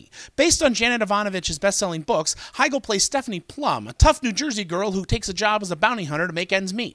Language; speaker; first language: English; native; English